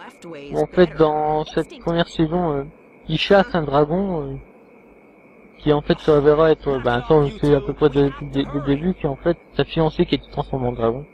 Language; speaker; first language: French; native; French